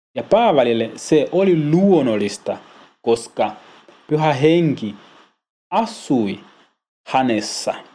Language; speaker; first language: Finnish; non-native, learner; Swahili